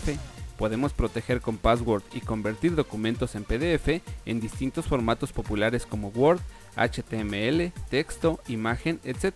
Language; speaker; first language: Spanish; native; Spanish